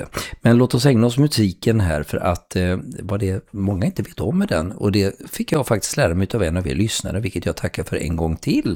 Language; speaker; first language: Swedish; native; Swedish